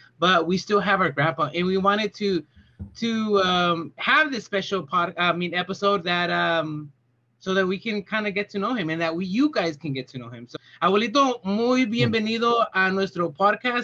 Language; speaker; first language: English; early bilingual, other home language; Spanish